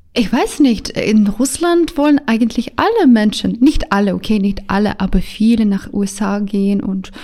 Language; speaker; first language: German; non-native, fluent; Russian